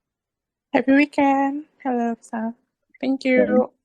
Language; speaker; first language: English; non-native, learner; Indonesian